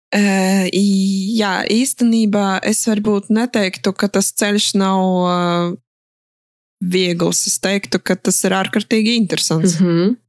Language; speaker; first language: Latvian; non-native, local second language; Russian